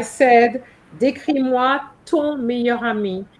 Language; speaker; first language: French; non-native, fluent; English